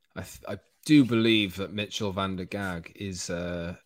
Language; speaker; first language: English; native; English